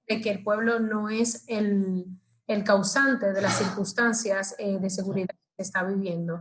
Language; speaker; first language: Spanish; native; Spanish